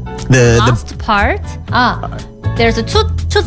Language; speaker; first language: English; non-native, learner; Korean